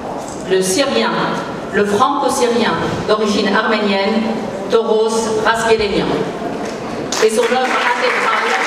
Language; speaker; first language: French; non-native, fluent; Arabic